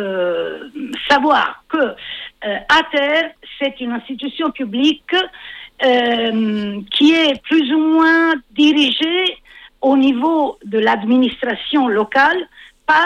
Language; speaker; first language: French; non-native, fluent; Italian